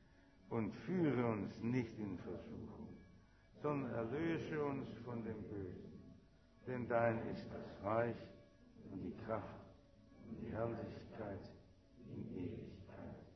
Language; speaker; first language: German; native; German